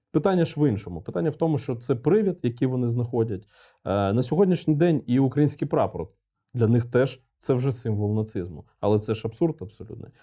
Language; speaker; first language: Ukrainian; non-native, local second language; Russian